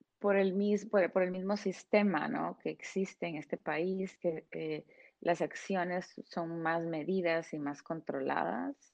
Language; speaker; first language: Spanish; native; Spanish